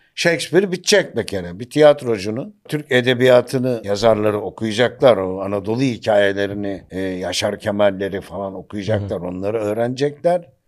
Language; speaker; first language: Turkish; native; Turkish